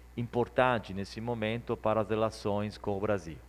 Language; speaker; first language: Portuguese; early bilingual, other home language; Italian